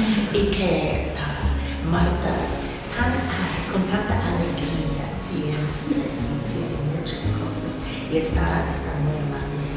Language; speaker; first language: Spanish; non-native, learner; English